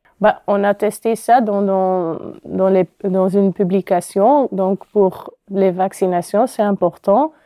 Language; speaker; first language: French; non-native, local second language; Dutch